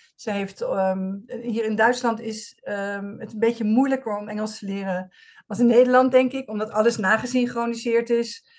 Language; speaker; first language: Dutch; native; Dutch